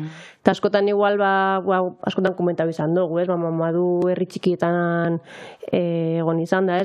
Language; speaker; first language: Basque; native; Basque